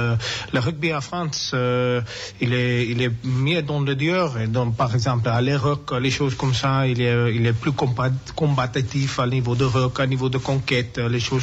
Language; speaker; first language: French; non-native, learner; English